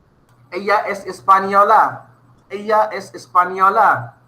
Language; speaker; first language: Spanish; non-native, fluent; Bangla